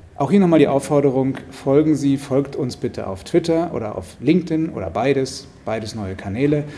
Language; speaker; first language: German; native; German